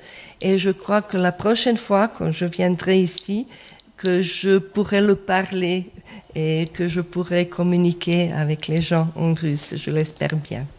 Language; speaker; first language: French; non-native, fluent; Croatian